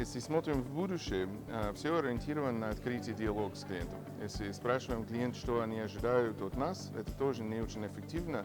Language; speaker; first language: Russian; non-native, fluent; English